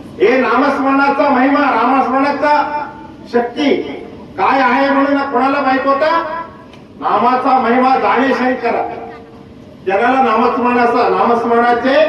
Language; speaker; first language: Marathi; non-native, local second language; Kannada